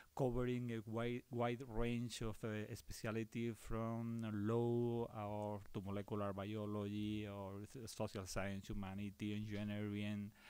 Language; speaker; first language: English; non-native, fluent; Spanish